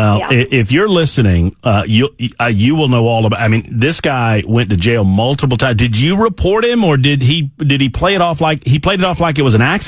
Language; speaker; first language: English; native; English